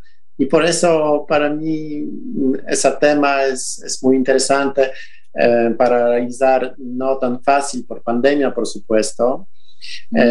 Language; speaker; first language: Spanish; non-native, fluent; Polish